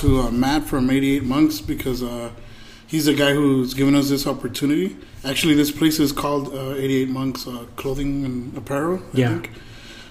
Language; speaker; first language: English; early bilingual, other home language; Spanish